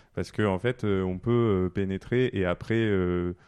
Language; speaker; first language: French; native; French